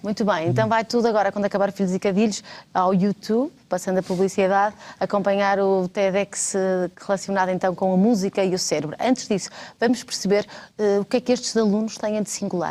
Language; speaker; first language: Portuguese; native; Portuguese